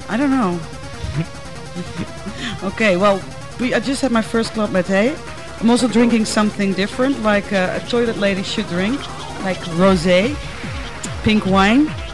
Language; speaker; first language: English; non-native, fluent; Dutch